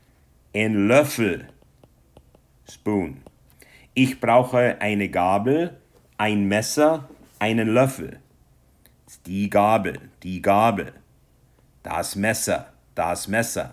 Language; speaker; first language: German; non-native, fluent; English